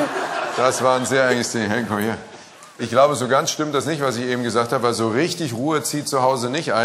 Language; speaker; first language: German; native; German